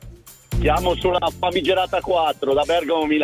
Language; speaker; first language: Italian; native; Italian